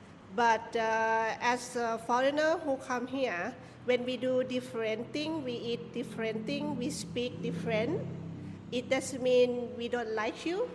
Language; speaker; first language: English; non-native, learner; Thai